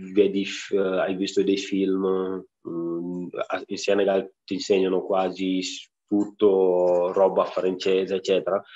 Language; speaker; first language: Italian; non-native, fluent; Wolof